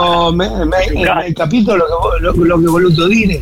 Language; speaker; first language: Italian; non-native, fluent; Spanish